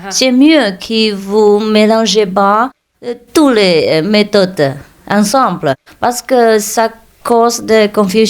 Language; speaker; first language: French; non-native, fluent; Vietnamese